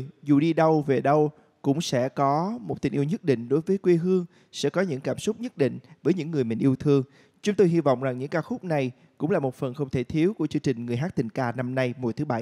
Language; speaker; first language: Vietnamese; native; Vietnamese